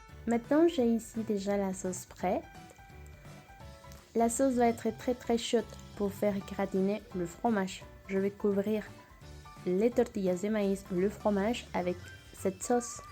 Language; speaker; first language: French; non-native, fluent; Spanish